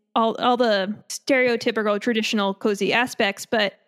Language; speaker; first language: English; native; English